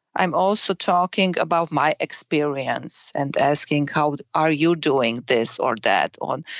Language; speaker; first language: English; non-native, fluent; Romanian